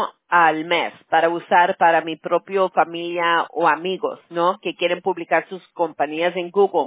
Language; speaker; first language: Spanish; early bilingual, heritage; Spanish